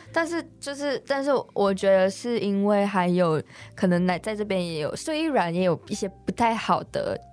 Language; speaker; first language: Chinese; native; Chinese